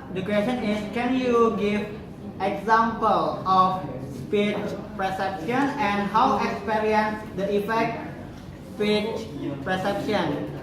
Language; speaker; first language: English; non-native, learner; Indonesian